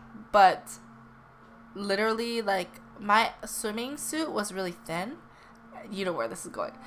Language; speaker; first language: English; early bilingual, other home language; Korean